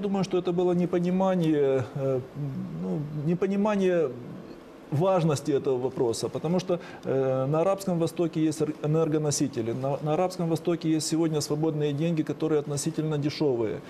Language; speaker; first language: Russian; native; Russian